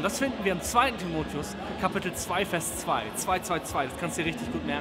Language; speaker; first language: German; native; German